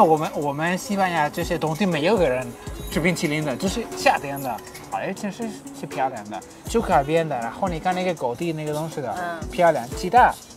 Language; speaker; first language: Chinese; non-native, fluent; Spanish